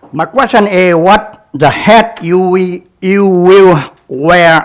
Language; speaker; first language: English; non-native, learner; Vietnamese